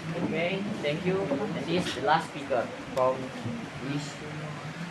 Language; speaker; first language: English; non-native, learner; Indonesian